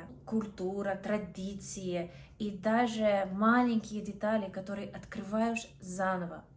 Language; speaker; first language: Russian; non-native, fluent; English